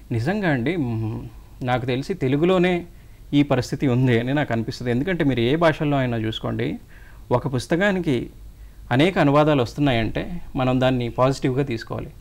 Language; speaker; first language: Telugu; native; Telugu